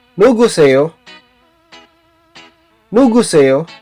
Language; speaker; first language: Korean; non-native, learner; Filipino